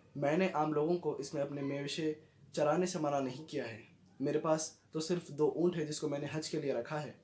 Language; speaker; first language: Urdu; native; Urdu